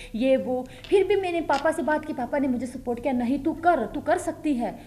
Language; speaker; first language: Hindi; native; Hindi